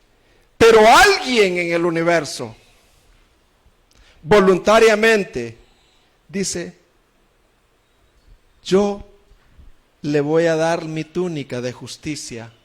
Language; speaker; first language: Spanish; native; Spanish